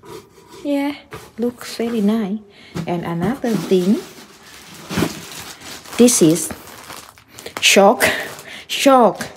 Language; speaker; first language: English; non-native, learner; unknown